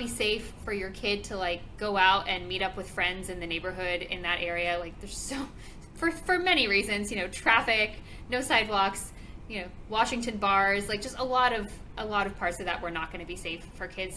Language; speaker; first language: English; native; English